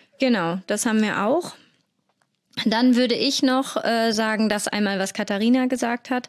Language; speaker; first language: German; native; German